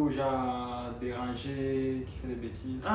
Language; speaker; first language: French; non-native, local second language; Haitian Creole